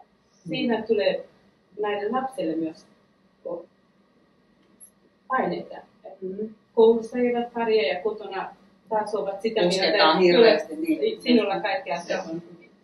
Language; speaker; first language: Finnish; non-native, fluent; Persian